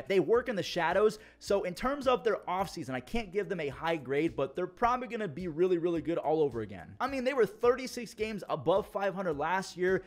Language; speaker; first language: English; native; English